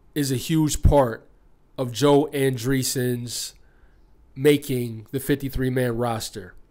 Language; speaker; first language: English; native; English